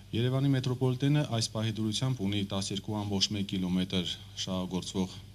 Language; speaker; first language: Armenian; native; Armenian